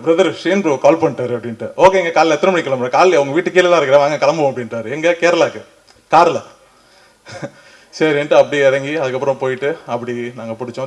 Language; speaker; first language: Tamil; native; Tamil